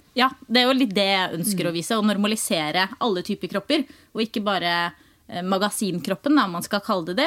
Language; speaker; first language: Norwegian; native; Norwegian